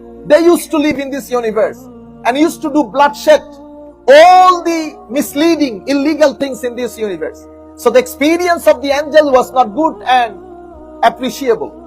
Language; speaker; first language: English; non-native, local second language; Bangla